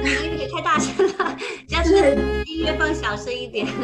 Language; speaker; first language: Chinese; native; Chinese